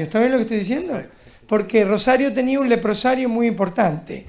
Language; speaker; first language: Spanish; native; Spanish